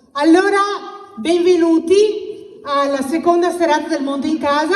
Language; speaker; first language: Italian; early bilingual, other home language; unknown